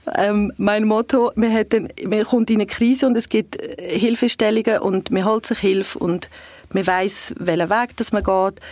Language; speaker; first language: German; early bilingual, other home language; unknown